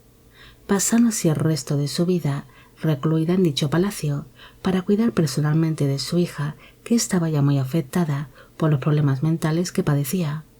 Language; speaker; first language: Spanish; native; Spanish